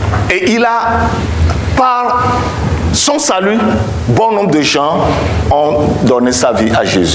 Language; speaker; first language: French; non-native, local second language; Ewe